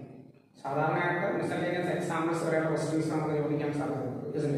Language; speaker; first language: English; non-native, local second language; Malayalam